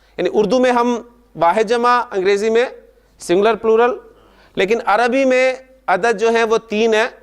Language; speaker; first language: Urdu; native; Urdu